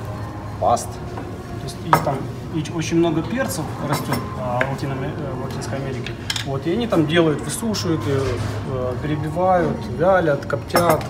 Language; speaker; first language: Russian; native; Russian